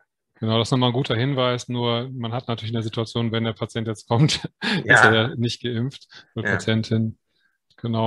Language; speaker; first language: German; native; German